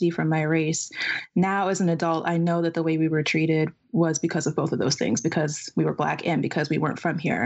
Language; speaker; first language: English; native; English